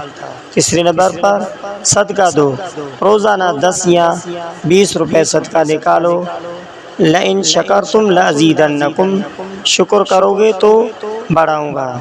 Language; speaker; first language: Urdu; native; Urdu